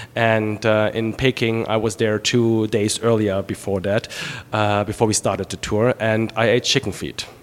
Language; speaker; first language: English; non-native, fluent; German